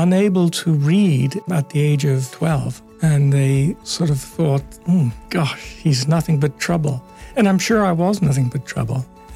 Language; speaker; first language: English; native; English